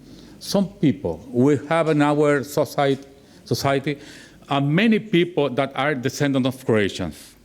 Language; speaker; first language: English; non-native, learner; Spanish